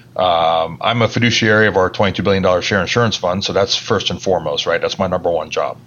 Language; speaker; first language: English; native; English